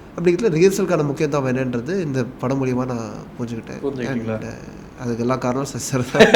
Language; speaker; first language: Tamil; native; Tamil